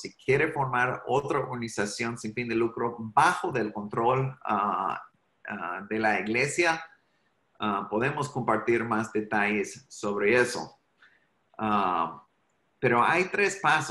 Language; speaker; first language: Spanish; non-native, fluent; English